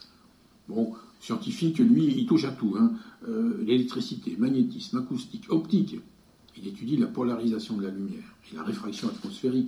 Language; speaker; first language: French; native; French